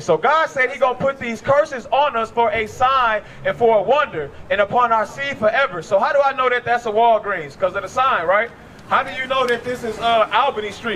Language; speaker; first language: English; native; English